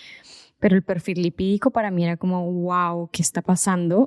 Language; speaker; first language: Spanish; native; Spanish